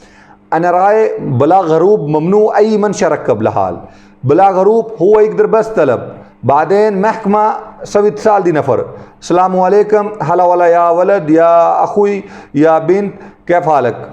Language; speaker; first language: Arabic; non-native, learner; Urdu